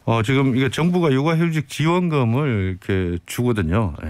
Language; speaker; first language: Korean; native; Korean